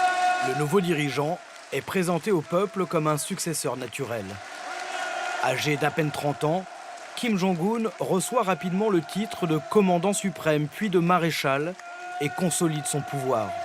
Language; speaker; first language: French; native; French